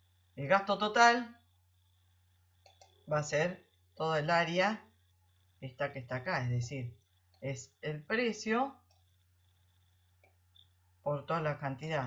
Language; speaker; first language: Spanish; native; Spanish